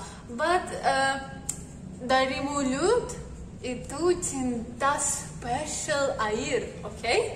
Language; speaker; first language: Indonesian; non-native, learner; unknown